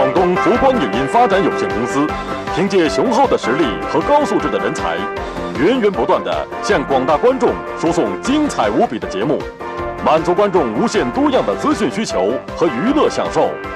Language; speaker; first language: Chinese; native; Chinese